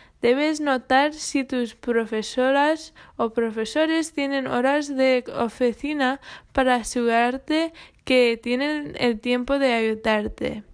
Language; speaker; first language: Spanish; non-native, fluent; English